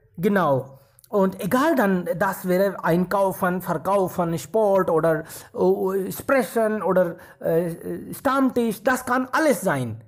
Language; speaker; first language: German; non-native, fluent; Hindi